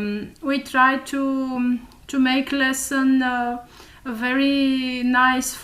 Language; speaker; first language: English; non-native, learner; Romanian